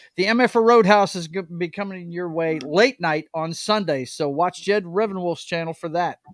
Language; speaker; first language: English; native; English